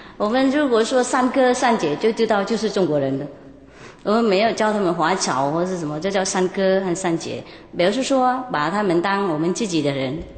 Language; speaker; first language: Chinese; non-native, fluent; Vietnamese